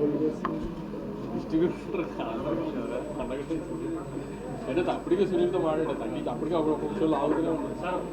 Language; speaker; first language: Telugu; native; Telugu